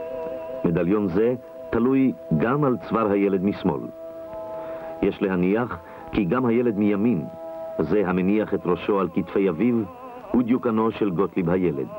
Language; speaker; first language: Hebrew; native; Hebrew